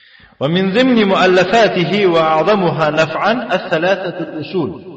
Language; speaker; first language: Arabic; non-native, fluent; Tajik